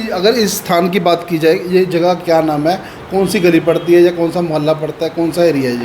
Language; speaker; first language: Hindi; non-native, local second language; Punjabi